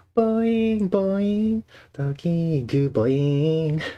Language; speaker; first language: Japanese; non-native, learner; English